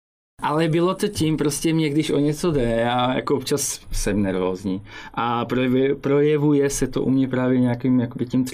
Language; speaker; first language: Czech; native; Czech